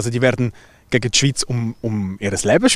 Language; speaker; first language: German; native; German